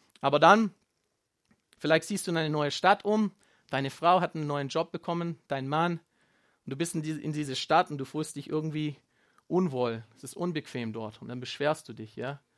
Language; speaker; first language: German; non-native, fluent; Afrikaans